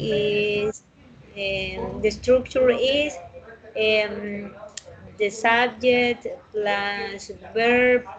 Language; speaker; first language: English; non-native, learner; Spanish